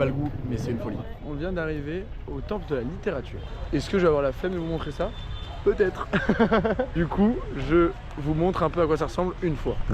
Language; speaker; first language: French; native; French